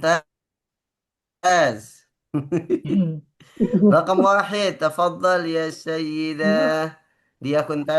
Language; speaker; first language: Arabic; non-native, fluent; Indonesian